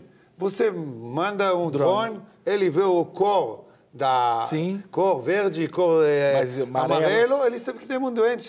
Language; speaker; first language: Portuguese; non-native, learner; Hebrew